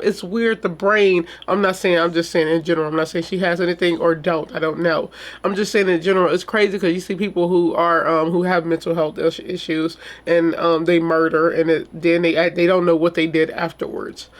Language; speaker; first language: English; native; English